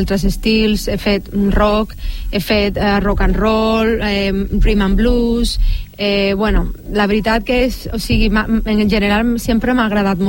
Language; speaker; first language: Catalan; non-native, local second language; Spanish